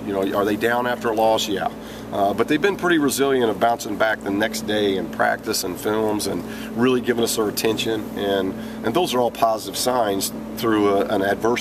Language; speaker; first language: English; native; English